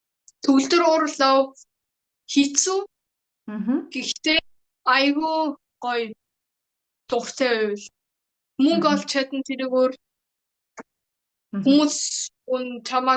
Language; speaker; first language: Mongolian; early bilingual, heritage; Mongolian